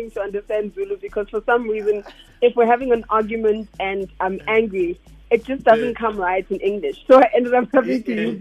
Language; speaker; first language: English; non-native, local second language; Zulu